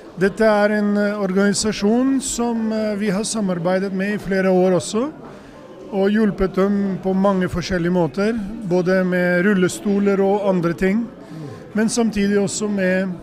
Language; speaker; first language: Swedish; non-native, fluent; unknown